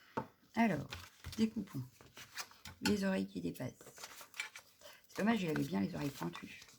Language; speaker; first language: French; native; French